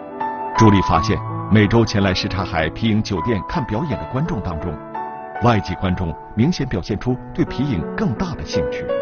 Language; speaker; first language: Chinese; native; Chinese